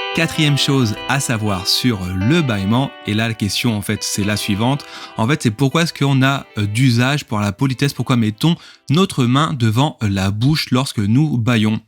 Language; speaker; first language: French; native; French